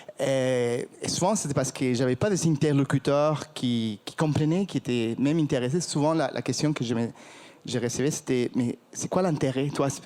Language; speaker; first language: French; non-native, fluent; Spanish